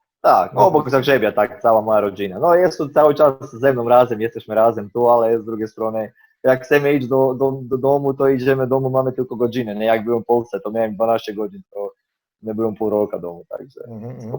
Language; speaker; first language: Polish; non-native, fluent; Croatian